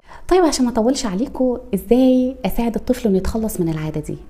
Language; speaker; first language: Arabic; native; Arabic